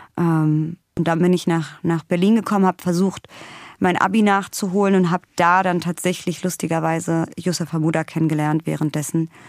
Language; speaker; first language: German; early bilingual, other home language; Russian